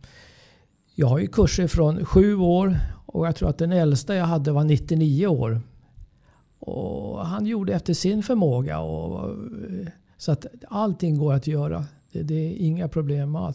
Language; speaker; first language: Swedish; native; Swedish